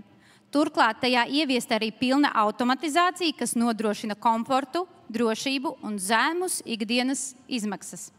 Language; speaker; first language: Latvian; native; Latvian